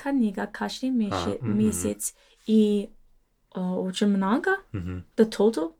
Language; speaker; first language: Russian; non-native, learner; English